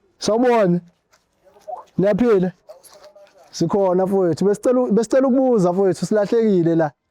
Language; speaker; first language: Zulu; native; Zulu